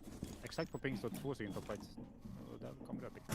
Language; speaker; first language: Swedish; native; Swedish